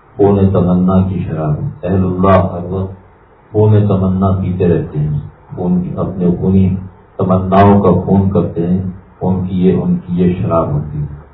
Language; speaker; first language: Urdu; native; Urdu